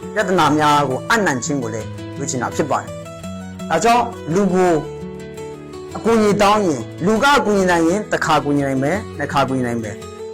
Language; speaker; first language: Burmese; non-native, local second language; Tedim Chin